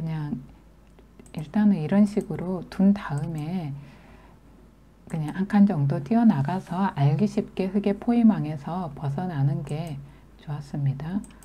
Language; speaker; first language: Korean; native; Korean